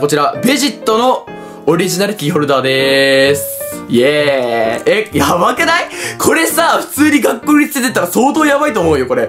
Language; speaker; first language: Japanese; native; Japanese